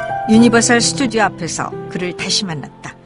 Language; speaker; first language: Korean; native; Korean